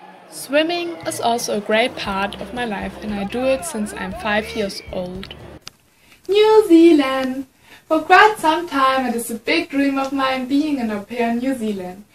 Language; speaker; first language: English; non-native, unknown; German